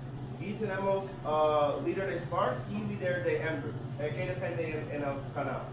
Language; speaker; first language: Spanish; non-native, learner; English